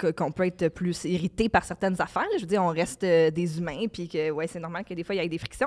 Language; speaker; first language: French; native; French